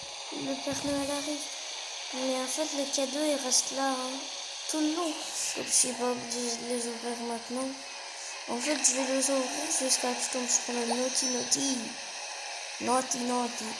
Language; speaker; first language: French; native; French